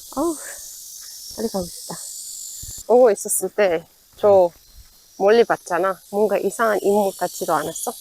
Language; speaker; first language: Korean; non-native, fluent; Arabic